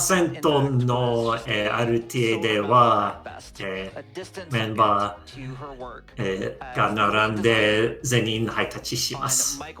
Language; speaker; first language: Japanese; non-native, learner; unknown